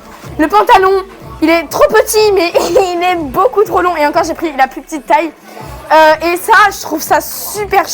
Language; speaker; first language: French; native; French